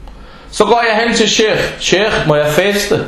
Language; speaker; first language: Danish; non-native, fluent; Arabic